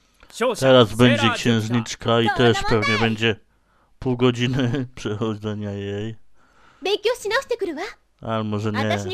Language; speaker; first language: Polish; native; Polish